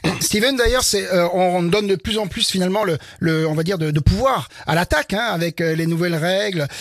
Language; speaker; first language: French; native; French